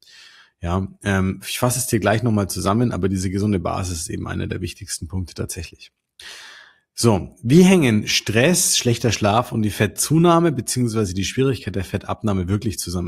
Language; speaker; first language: German; native; German